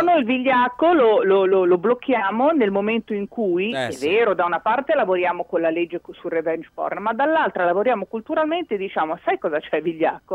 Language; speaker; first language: Italian; native; Italian